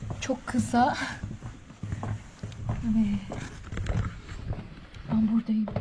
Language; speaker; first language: Turkish; non-native, learner; Persian